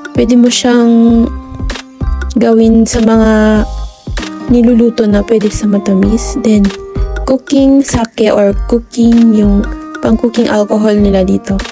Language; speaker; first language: Filipino; native; Filipino